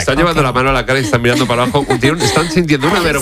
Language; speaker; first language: Spanish; native; Spanish